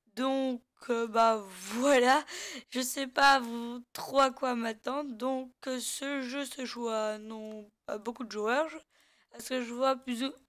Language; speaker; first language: French; native; French